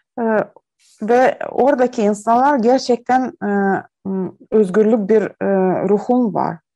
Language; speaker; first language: Turkish; non-native, learner; Ukrainian